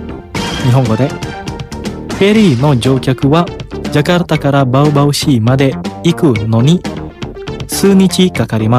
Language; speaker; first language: Japanese; non-native, fluent; Indonesian